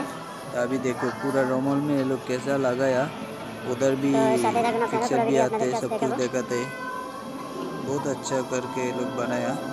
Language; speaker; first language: Hindi; non-native, fluent; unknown